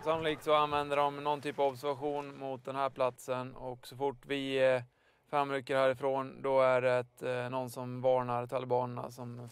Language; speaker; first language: Swedish; native; Swedish